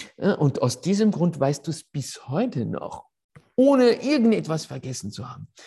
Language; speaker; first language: German; non-native, fluent; French